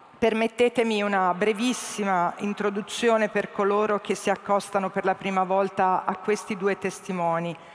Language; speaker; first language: Italian; native; Italian